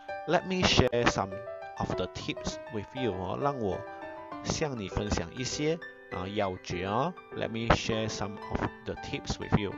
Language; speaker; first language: English; non-native, local second language; Chinese